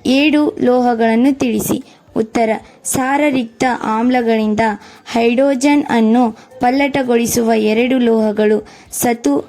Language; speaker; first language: Kannada; native; Kannada